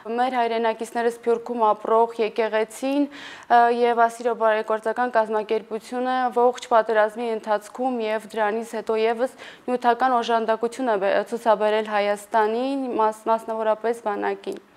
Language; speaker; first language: Armenian; non-native, local second language; Assyrian Neo-Aramaic